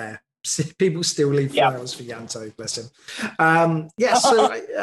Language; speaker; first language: English; native; English